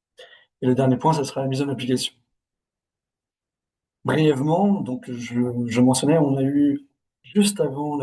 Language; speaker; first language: French; native; French